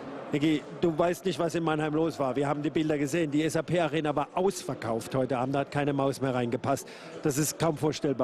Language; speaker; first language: German; native; German